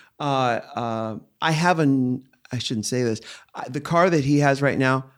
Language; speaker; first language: English; native; English